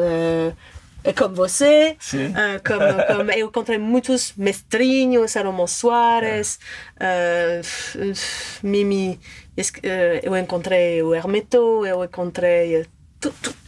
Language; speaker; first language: Portuguese; non-native, learner; French